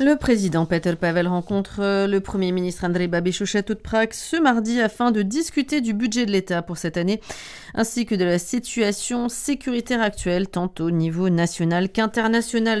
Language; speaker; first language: French; native; French